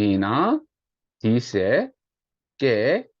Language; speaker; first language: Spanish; non-native, fluent; Korean